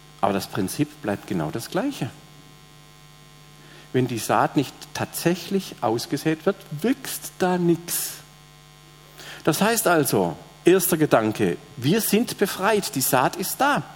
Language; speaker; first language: German; native; German